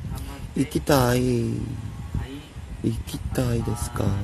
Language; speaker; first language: Japanese; non-native, learner; Korean